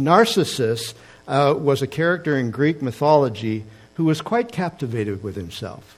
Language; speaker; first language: English; native; English